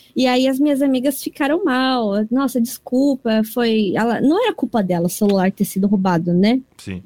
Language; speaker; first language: Portuguese; early bilingual, heritage; Japanese